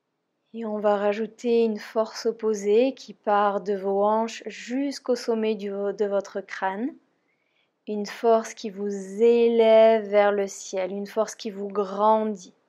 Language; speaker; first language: French; native; French